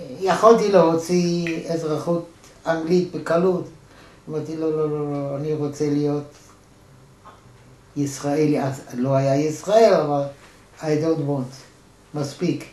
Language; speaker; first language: Hebrew; non-native, fluent; German